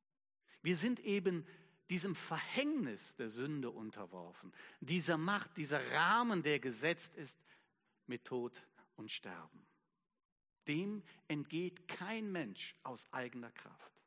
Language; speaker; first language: German; native; German